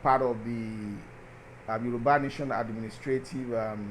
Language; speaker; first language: English; non-native, local second language; Yoruba